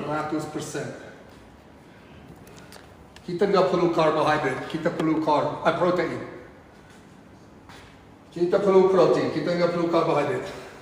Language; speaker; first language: Indonesian; non-native, fluent; English